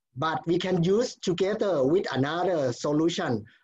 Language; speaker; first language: English; non-native, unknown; Thai